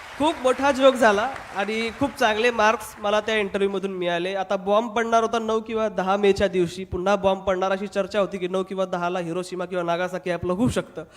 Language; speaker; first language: Marathi; non-native, local second language; Hindi